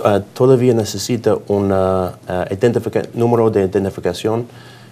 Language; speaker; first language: Spanish; non-native, learner; English